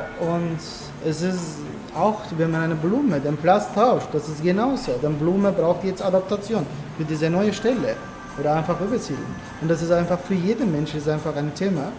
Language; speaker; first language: German; non-native, learner; Turkish